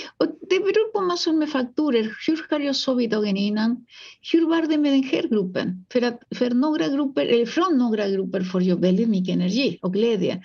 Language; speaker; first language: Swedish; non-native, fluent; Spanish